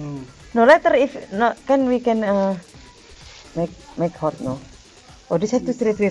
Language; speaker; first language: English; non-native, learner; Indonesian